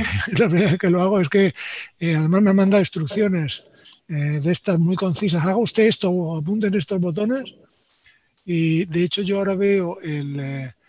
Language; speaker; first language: Spanish; native; Spanish